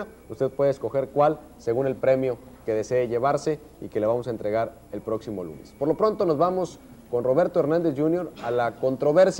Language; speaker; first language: Spanish; native; Spanish